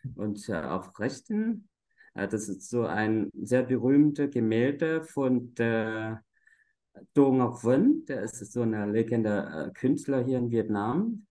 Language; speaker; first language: German; non-native, fluent; Vietnamese